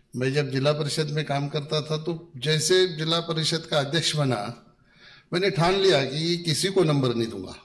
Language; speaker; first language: Hindi; non-native, local second language; Marathi